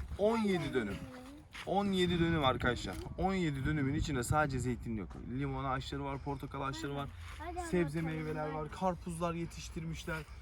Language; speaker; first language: Turkish; early bilingual, heritage; Turkish